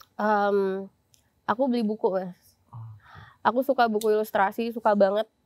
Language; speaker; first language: Indonesian; native; Indonesian